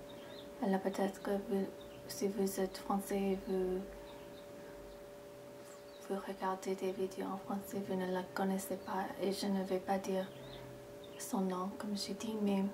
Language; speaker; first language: French; non-native, fluent; English